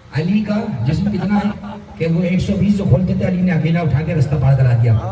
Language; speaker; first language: Urdu; native; Urdu